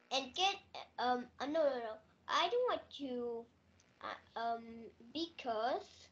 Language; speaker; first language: English; non-native, learner; Vietnamese